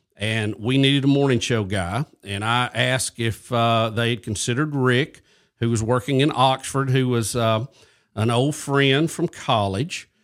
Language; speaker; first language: English; native; English